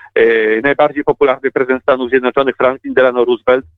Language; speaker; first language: Polish; native; Polish